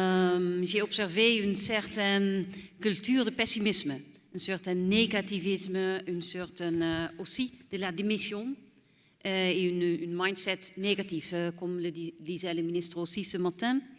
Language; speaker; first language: French; non-native, fluent; Dutch